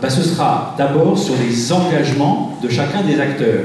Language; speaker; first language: French; native; French